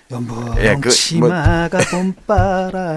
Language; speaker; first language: Korean; native; Korean